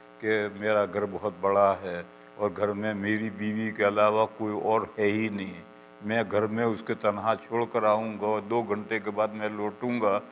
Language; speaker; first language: Urdu; native; Urdu